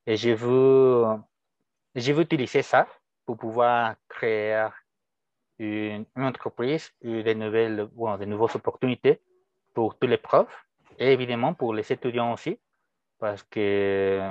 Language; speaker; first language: French; non-native, fluent; Spanish